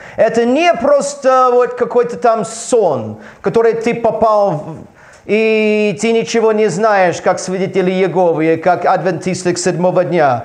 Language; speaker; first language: Russian; non-native, learner; English